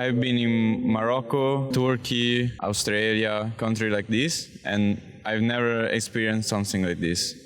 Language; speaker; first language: English; non-native, fluent; Italian